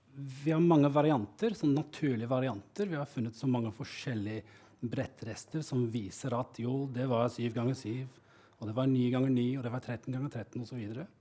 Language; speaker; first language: Norwegian; non-native, fluent; English